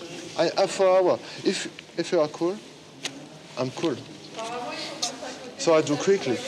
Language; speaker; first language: English; non-native, learner; French